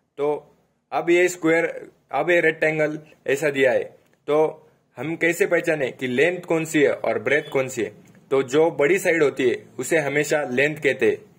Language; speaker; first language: Hindi; non-native, local second language; Marathi